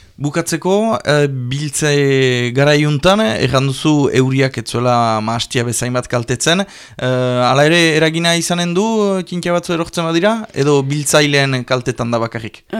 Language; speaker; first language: Basque; native; Basque